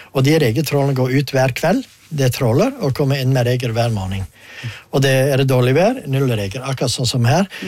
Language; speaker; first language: Norwegian; non-native, fluent; Dutch